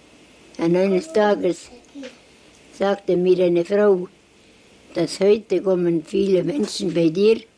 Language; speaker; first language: German; non-native, learner; Estonian